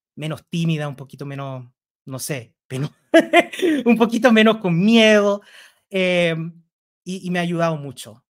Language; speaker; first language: Spanish; native; Spanish